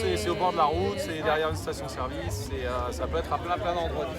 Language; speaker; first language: French; native; French